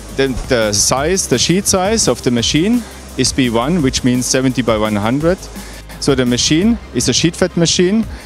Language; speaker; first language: English; non-native, fluent; German